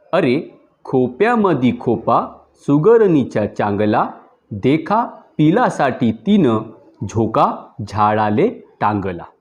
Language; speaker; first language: Marathi; non-native, local second language; Urdu